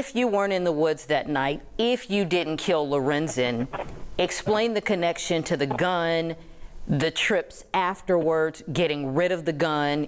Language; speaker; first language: English; native; English